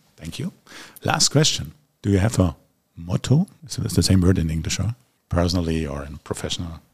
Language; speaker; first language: English; non-native, fluent; German